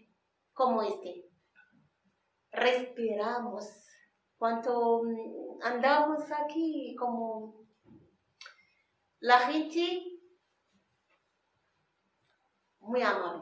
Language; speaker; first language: Spanish; non-native, learner; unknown